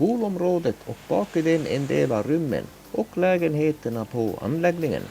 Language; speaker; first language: Swedish; native; Swedish